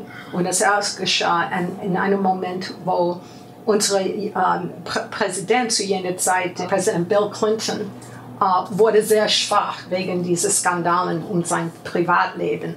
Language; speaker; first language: German; non-native, fluent; English